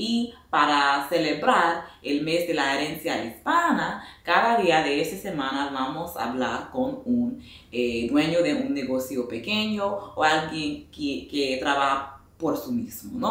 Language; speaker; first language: Spanish; non-native, fluent; English